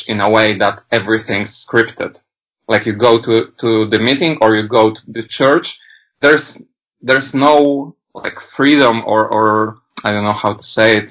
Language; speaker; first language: English; non-native, fluent; Polish